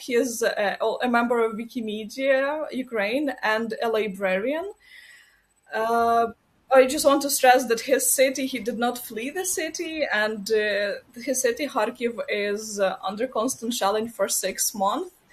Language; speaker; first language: English; non-native, fluent; Ukrainian